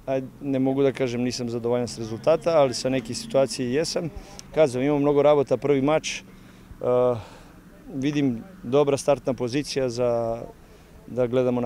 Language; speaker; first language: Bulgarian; non-native, learner; Serbian